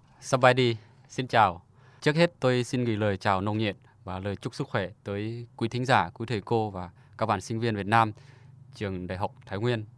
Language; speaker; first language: Vietnamese; non-native, fluent; Lao